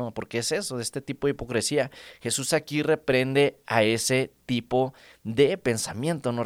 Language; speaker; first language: Spanish; native; Spanish